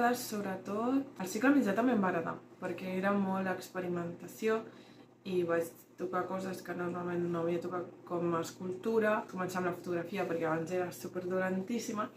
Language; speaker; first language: Catalan; early bilingual, other home language; Spanish